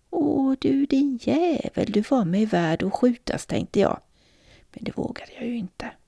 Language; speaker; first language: Swedish; native; Swedish